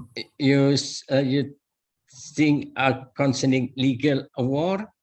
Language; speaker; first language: English; non-native, learner; Indonesian